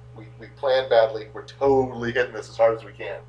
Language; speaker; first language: English; native; English